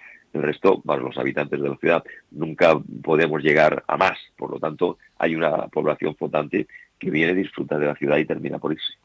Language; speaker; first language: Spanish; native; Spanish